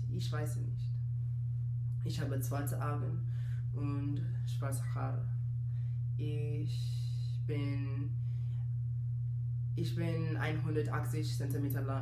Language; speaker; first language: German; non-native, learner; Spanish